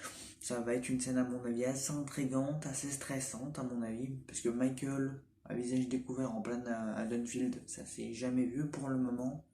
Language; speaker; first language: French; native; French